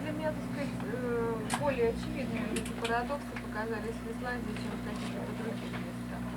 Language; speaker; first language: Russian; native; Russian